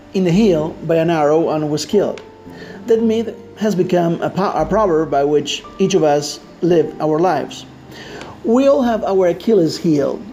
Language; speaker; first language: English; non-native, fluent; Spanish